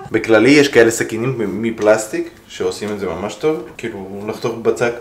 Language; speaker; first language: Hebrew; early bilingual, other home language; Russian